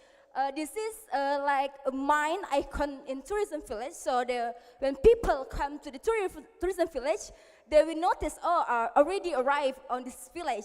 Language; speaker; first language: English; non-native, learner; Indonesian